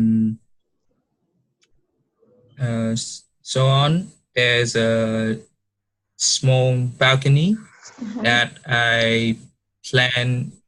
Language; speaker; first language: English; non-native, learner; Vietnamese